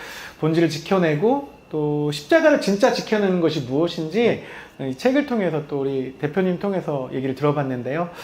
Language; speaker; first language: Korean; native; Korean